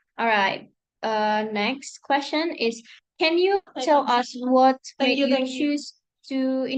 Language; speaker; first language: English; non-native, learner; Indonesian